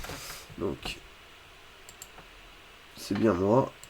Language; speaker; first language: French; native; French